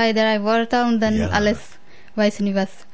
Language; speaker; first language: German; non-native, learner; Punjabi